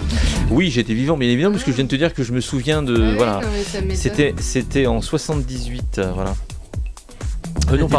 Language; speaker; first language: French; native; French